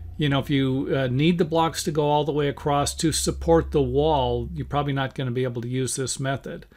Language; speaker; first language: English; native; English